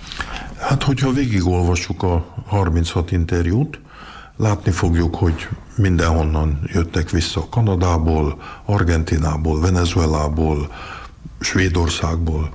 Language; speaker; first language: Hungarian; early bilingual, heritage; Hungarian